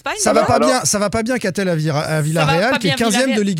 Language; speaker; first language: French; native; French